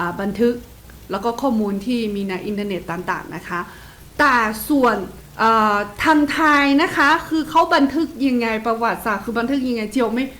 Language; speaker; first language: Thai; non-native, fluent; Chinese